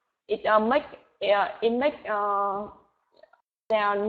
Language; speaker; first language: English; non-native, learner; Vietnamese